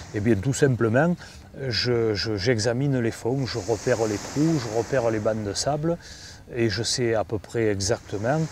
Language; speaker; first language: French; native; French